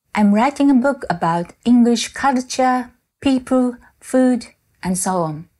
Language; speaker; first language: English; non-native, fluent; Japanese